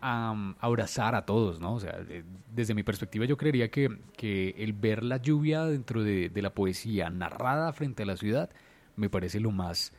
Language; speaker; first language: Spanish; native; Spanish